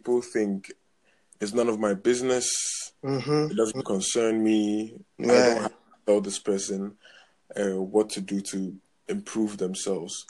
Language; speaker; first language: English; non-native, local second language; Akan